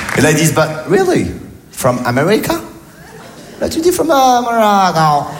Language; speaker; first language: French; native; French